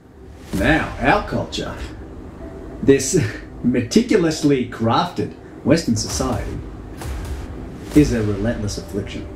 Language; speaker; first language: English; native; English